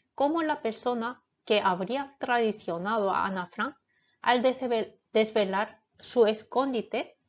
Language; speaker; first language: Spanish; non-native, fluent; Korean